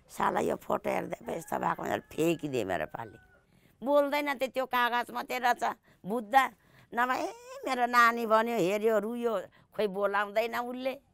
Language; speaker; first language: Nepali; native; Nepali